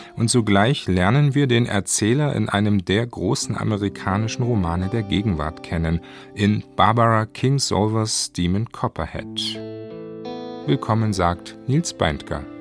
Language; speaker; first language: German; native; German